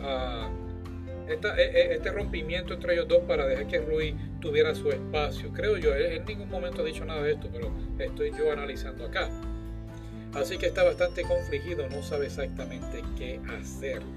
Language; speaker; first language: Spanish; native; Spanish